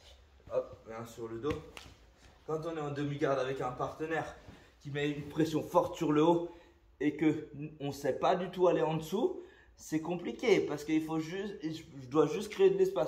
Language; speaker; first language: French; native; French